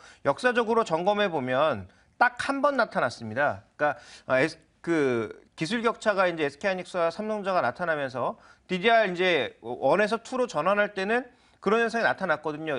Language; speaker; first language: Korean; native; Korean